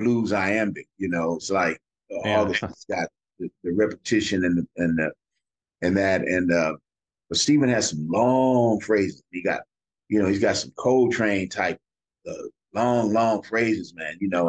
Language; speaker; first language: English; native; English